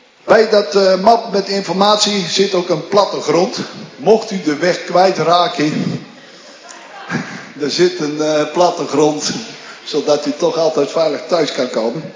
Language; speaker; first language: Dutch; native; Dutch